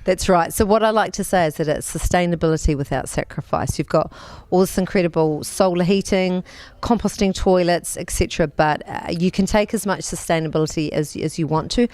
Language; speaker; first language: English; native; English